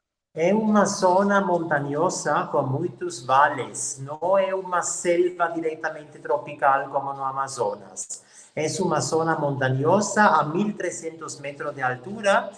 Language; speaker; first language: Portuguese; non-native, fluent; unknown